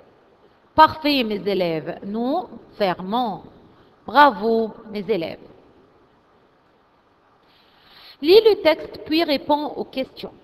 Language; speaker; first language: French; non-native, fluent; Arabic